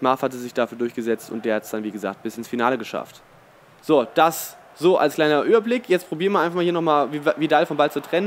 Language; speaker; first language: German; native; German